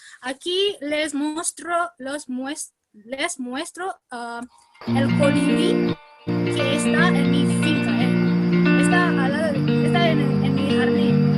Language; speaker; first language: Spanish; non-native, learner; Indonesian